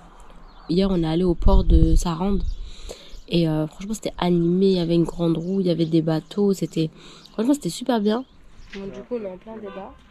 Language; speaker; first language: French; native; French